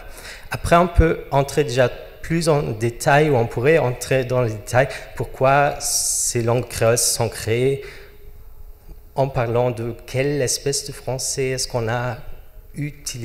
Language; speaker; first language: French; non-native, fluent; German